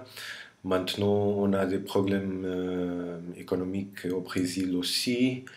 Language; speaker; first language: French; non-native, fluent; Portuguese